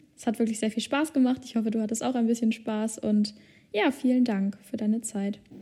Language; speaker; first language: German; native; German